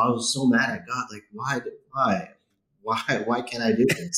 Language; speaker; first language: English; native; English